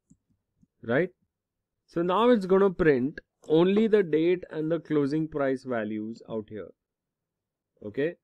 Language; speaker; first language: English; non-native, local second language; Hindi